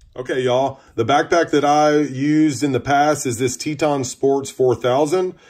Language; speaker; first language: English; native; English